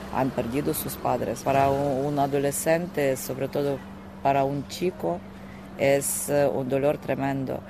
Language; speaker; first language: Spanish; non-native, fluent; Ukrainian